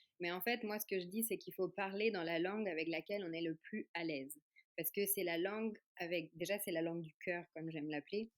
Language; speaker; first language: French; native; French